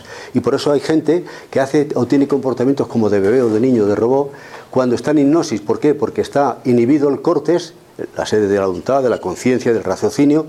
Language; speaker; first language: Spanish; native; Spanish